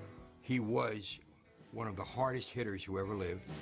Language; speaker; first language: English; native; English